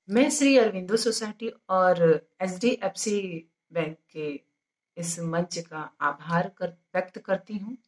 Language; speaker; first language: Hindi; native; Hindi